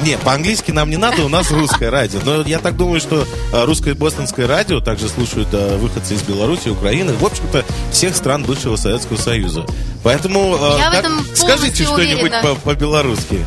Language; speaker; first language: Russian; native; Russian